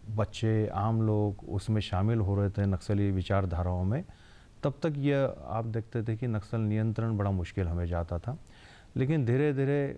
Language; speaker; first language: Hindi; non-native, local second language; Marathi